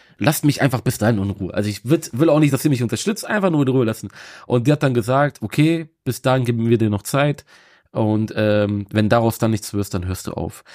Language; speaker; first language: German; native; German